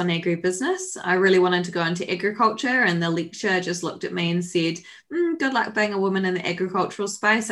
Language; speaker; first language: English; native; English